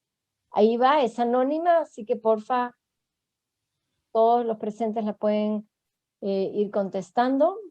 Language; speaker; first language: Spanish; native; Spanish